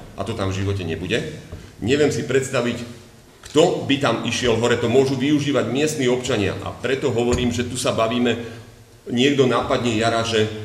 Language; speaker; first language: Slovak; native; Slovak